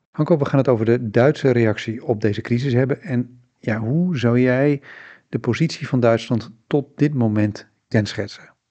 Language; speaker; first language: Dutch; native; Dutch